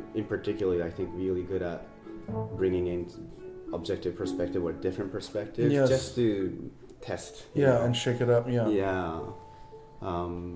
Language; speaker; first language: English; non-native, fluent; Japanese